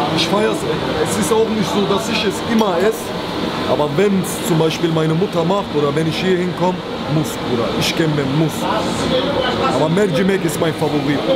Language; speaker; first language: German; native; German